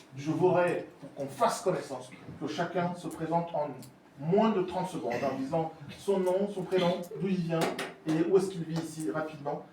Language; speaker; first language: French; non-native, local second language; Fula